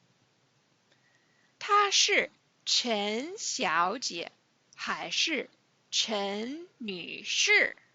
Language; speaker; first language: Chinese; non-native, fluent; English